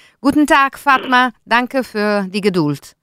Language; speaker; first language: German; non-native, fluent; Italian